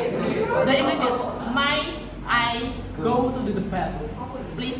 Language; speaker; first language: English; non-native, learner; Indonesian